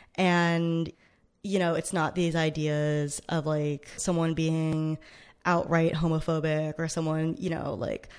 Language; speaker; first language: English; native; English